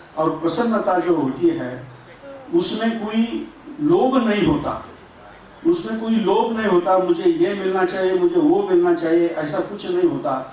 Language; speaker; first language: Hindi; non-native, local second language; Marathi